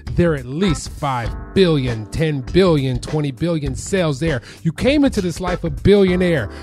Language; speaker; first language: English; native; English